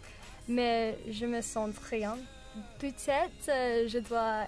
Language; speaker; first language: French; non-native, learner; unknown